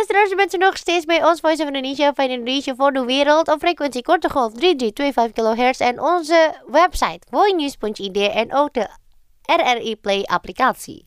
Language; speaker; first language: Dutch; non-native, fluent; Indonesian